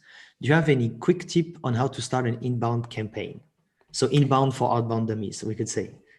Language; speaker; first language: English; non-native, fluent; French